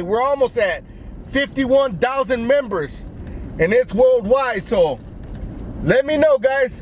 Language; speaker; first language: English; native; English